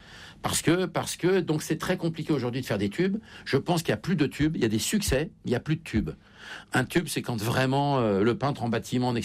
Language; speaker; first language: French; native; French